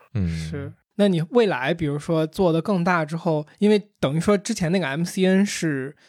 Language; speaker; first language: Chinese; native; Chinese